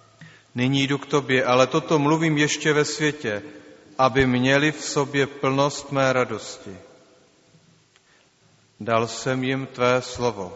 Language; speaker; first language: Czech; native; Czech